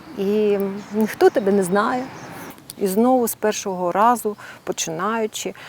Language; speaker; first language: Ukrainian; non-native, local second language; Russian